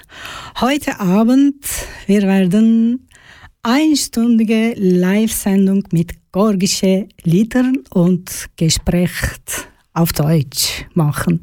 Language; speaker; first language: German; non-native, learner; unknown